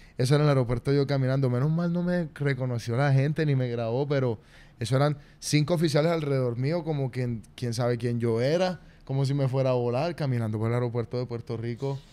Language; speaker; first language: Spanish; native; Spanish